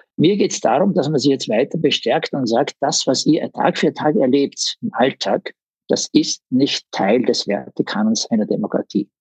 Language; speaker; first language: German; native; German